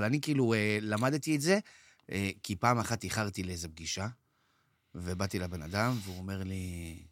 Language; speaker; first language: Hebrew; native; Hebrew